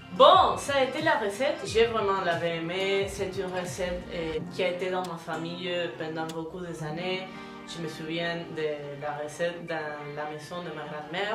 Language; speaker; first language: French; non-native, learner; Spanish